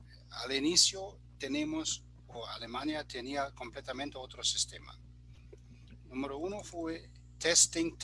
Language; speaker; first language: Spanish; non-native, fluent; German